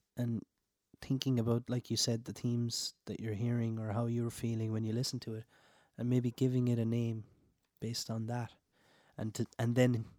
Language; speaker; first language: English; native; English